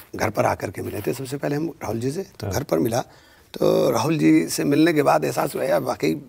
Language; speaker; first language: Hindi; native; Hindi